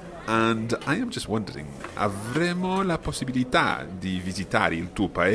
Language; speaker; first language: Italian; non-native, fluent; English